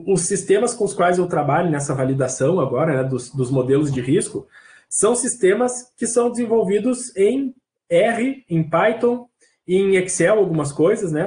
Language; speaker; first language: Portuguese; native; Portuguese